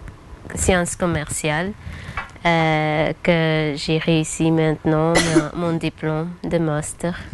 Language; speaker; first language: French; non-native, local second language; Dutch